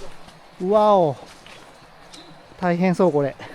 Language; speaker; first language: Japanese; native; Japanese